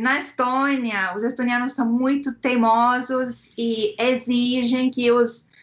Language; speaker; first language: Portuguese; non-native, fluent; Estonian